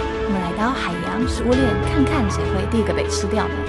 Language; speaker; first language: Chinese; non-native, fluent; Polish